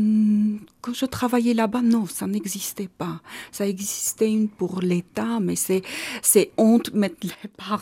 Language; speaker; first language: French; non-native, learner; Armenian